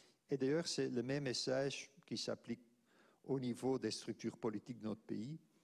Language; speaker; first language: French; non-native, local second language; Dutch